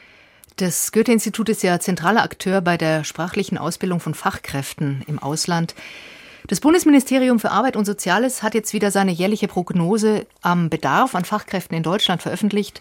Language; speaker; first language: German; native; German